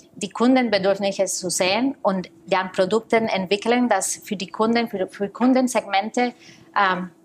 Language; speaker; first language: German; non-native, fluent; Spanish